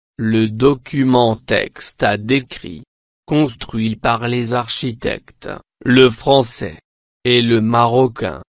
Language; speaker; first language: French; non-native, local second language; Arabic